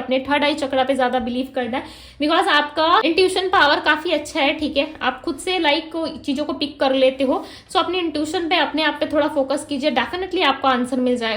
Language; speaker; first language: Hindi; native; Hindi